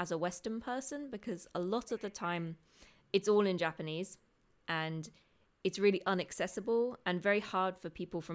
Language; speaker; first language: English; native; English